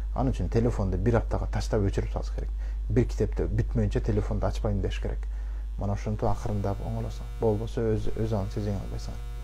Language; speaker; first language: Kyrgyz; early bilingual, heritage; Kyrgyz